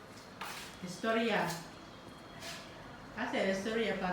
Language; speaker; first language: Spanish; non-native, learner; Filipino